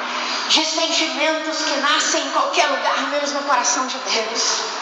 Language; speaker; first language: Portuguese; native; Portuguese